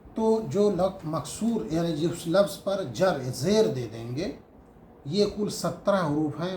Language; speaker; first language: Urdu; native; Urdu